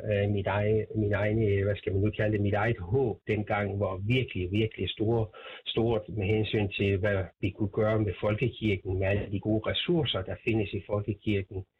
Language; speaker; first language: Danish; non-native, fluent; Persian